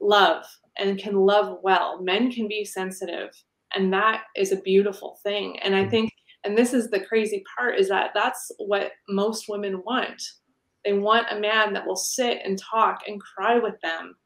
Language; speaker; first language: English; native; English